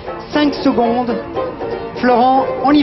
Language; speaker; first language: French; native; French